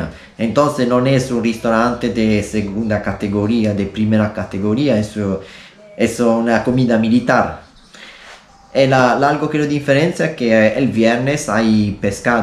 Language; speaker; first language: Spanish; non-native, learner; Italian